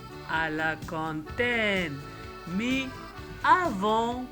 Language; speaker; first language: French; non-native, local second language; Arabic